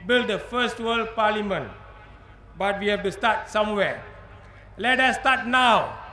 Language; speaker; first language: English; non-native, local second language; Tamil